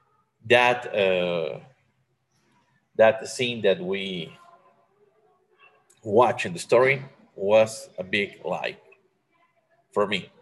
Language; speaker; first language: English; non-native, learner; Spanish